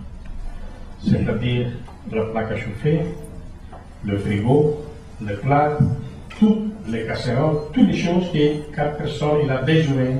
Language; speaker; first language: French; non-native, fluent; Italian